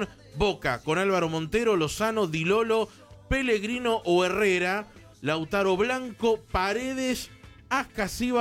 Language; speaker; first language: Spanish; native; Spanish